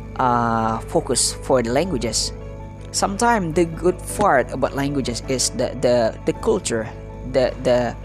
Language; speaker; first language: English; non-native, learner; Indonesian